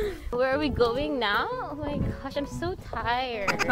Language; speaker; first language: English; non-native, local second language; Filipino